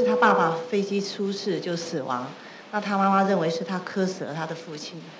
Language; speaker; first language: Chinese; native; Chinese